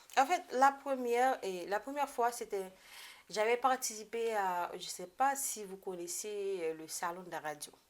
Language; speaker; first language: French; non-native, local second language; Haitian Creole